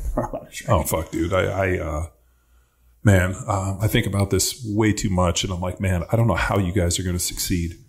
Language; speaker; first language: English; native; English